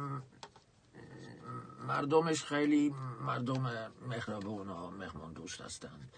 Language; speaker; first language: Persian; non-native, fluent; Dutch